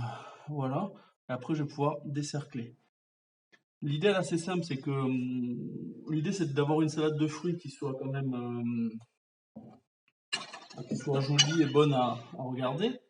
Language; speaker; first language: French; native; French